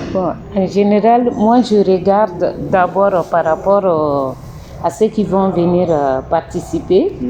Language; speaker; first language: French; non-native, local second language; Bambara